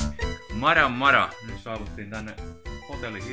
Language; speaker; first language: Finnish; native; Finnish